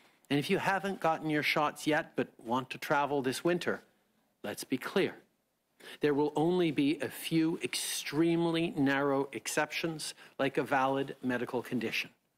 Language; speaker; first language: English; native; English